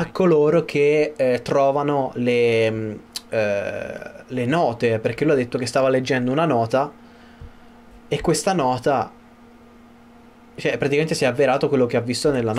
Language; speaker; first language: Italian; native; Italian